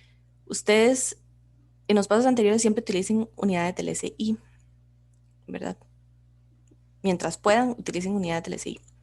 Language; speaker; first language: Spanish; native; Spanish